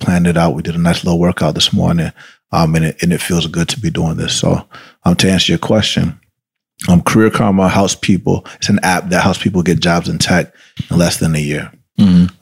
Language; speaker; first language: English; early bilingual, other home language; Spanish